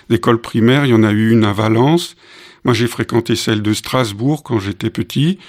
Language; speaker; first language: French; native; French